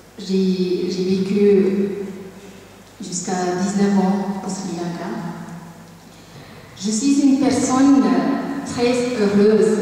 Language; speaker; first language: French; non-native, learner; Tamil